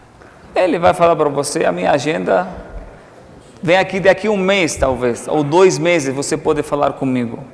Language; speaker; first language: Portuguese; non-native, fluent; Arabic